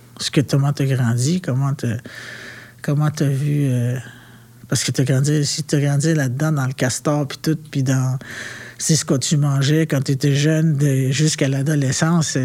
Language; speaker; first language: French; non-native, local second language; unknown